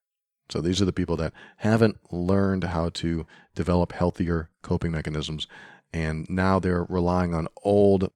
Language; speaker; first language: English; native; English